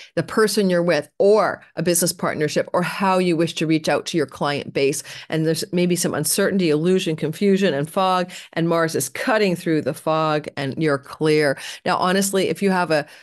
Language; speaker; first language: English; native; English